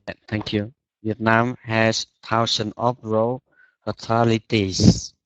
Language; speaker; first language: English; non-native, learner; Vietnamese